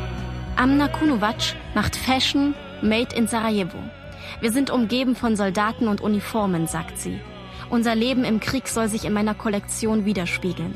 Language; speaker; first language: German; native; German